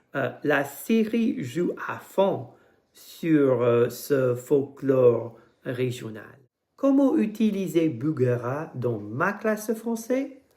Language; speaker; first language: French; non-native, fluent; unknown